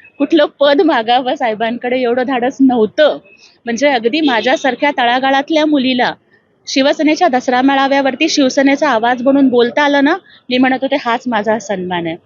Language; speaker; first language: Marathi; non-native, local second language; Telugu